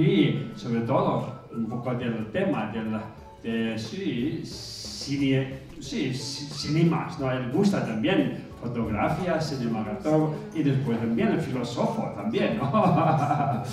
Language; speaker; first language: Spanish; non-native, fluent; Tibetan